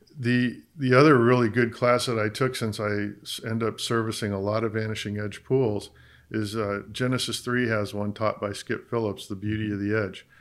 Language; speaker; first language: English; native; English